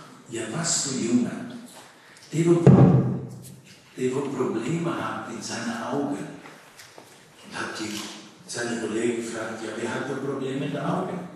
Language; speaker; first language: German; early bilingual, heritage; German